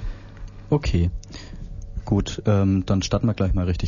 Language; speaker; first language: German; native; German